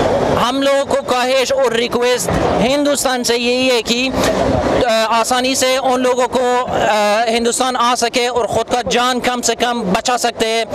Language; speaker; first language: Hindi; non-native, fluent; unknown